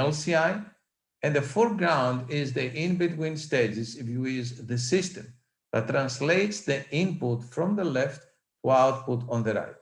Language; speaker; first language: English; non-native, fluent; Greek